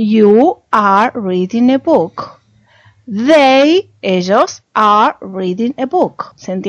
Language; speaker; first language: English; non-native, learner; Spanish